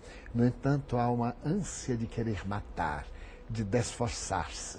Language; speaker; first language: Portuguese; native; Portuguese